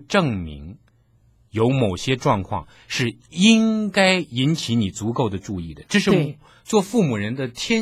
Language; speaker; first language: Chinese; native; Chinese